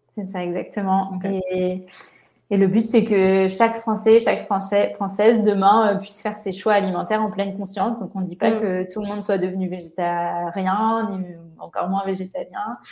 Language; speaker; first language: French; native; French